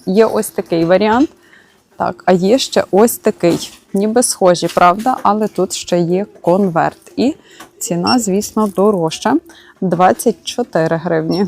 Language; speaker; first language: Ukrainian; native; Ukrainian